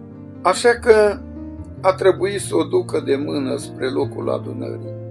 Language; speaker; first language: Romanian; native; Romanian